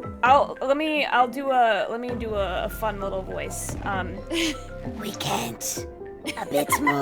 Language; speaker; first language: English; native; English